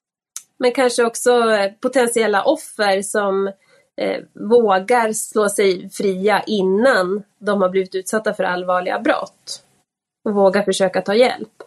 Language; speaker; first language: Swedish; native; Swedish